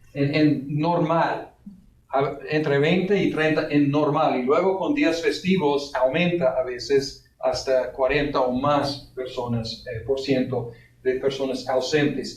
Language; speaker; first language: Spanish; non-native, fluent; English